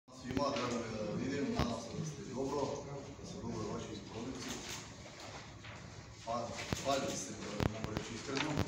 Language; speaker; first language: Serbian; non-native, learner; Bulgarian